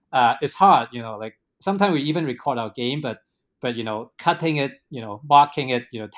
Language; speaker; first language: English; non-native, local second language; Cantonese